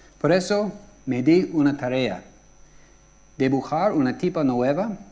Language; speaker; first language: Spanish; non-native, fluent; English